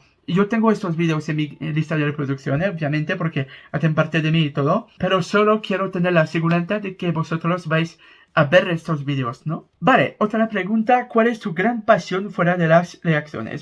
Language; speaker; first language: Spanish; non-native, fluent; French